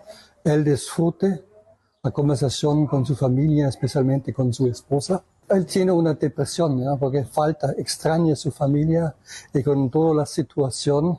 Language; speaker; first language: Spanish; non-native, learner; German